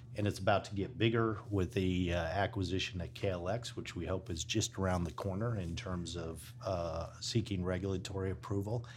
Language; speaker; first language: English; native; English